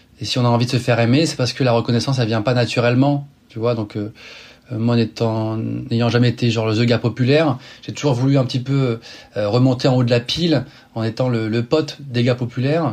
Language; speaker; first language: French; native; French